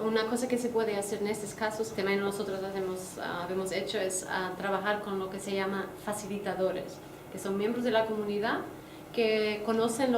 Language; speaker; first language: Spanish; non-native, fluent; Portuguese